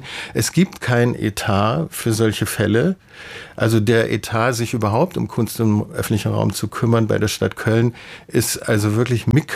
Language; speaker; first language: German; native; German